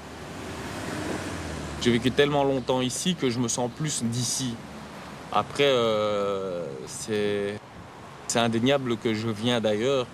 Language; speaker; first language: French; early bilingual, other home language; Lingala